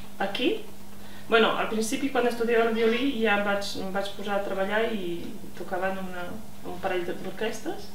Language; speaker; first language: Catalan; non-native, fluent; Polish